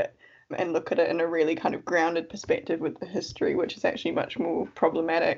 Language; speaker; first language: English; native; English